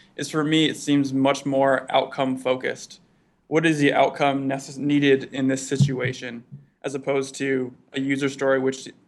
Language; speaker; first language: English; native; English